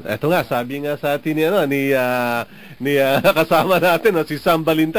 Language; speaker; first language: Filipino; native; Filipino